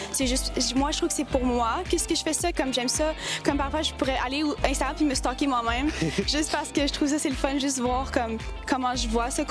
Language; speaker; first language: French; native; French